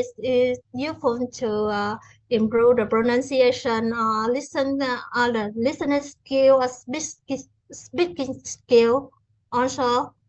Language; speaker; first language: English; non-native, learner; Vietnamese